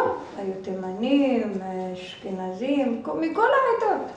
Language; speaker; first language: Hebrew; non-native, fluent; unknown